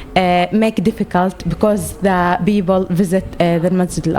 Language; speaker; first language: English; non-native, learner; Arabic